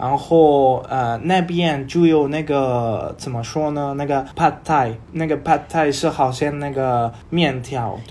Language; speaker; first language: Chinese; non-native, learner; Spanish